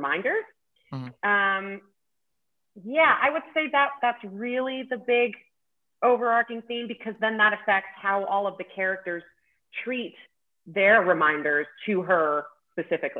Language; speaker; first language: English; native; English